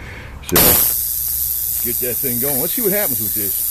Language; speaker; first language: English; native; English